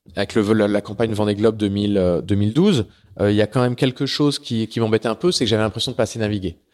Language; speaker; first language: French; native; French